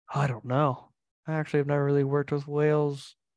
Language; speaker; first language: English; native; English